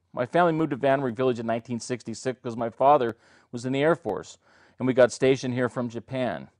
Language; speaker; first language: English; native; English